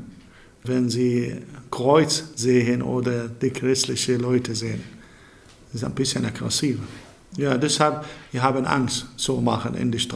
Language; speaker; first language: German; non-native, learner; Arabic